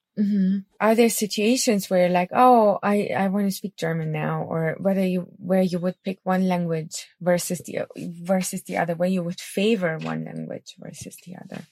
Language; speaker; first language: English; non-native, fluent; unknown